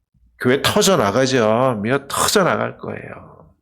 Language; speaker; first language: Korean; native; Korean